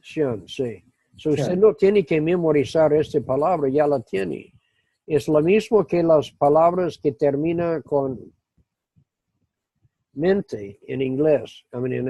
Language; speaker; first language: Spanish; non-native, fluent; English